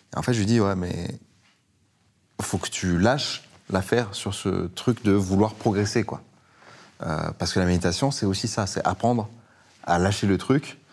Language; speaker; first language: French; early bilingual, other home language; Persian